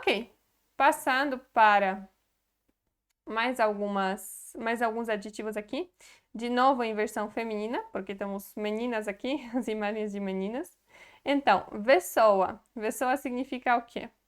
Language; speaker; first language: Portuguese; non-native, fluent; Polish